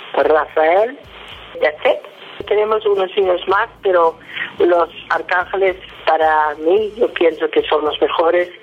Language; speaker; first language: Spanish; non-native, fluent; Dutch